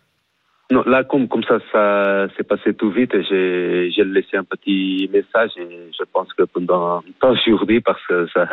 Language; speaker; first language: French; non-native, fluent; Portuguese